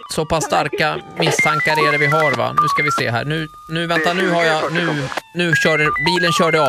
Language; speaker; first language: Swedish; native; Swedish